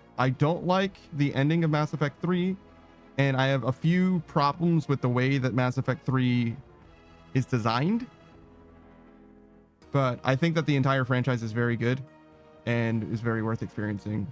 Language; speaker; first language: English; native; English